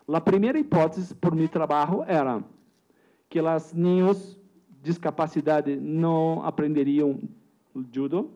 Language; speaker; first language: Spanish; non-native, learner; Portuguese